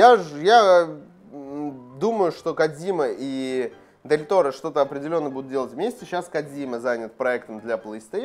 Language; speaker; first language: Russian; native; Russian